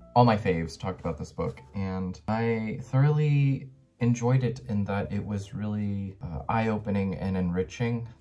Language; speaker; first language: English; native; English